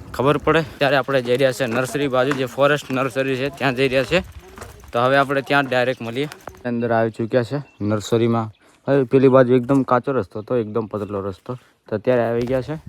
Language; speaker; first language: Gujarati; non-native, local second language; Rathawi